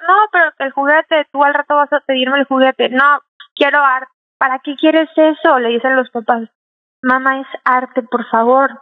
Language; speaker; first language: Spanish; native; Spanish